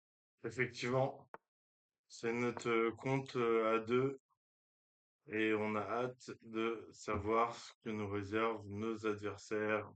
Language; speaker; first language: French; native; French